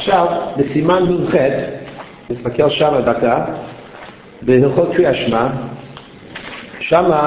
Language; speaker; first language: Hebrew; non-native, fluent; English